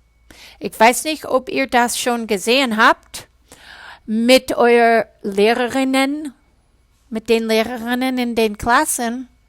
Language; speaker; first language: German; non-native, fluent; English